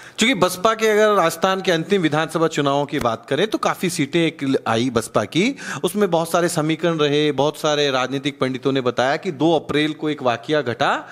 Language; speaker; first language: Hindi; native; Hindi